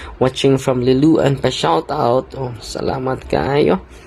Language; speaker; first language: English; non-native, local second language; Filipino